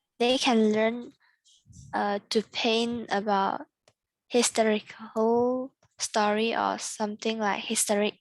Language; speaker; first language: English; non-native, learner; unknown